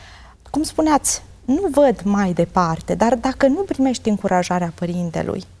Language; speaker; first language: Romanian; native; Romanian